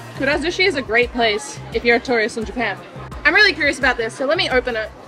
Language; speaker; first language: English; native; English